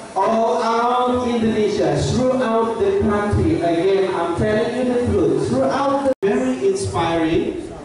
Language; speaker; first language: English; non-native, fluent; Indonesian